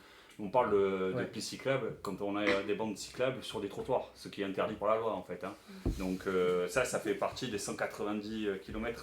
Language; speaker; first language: French; native; French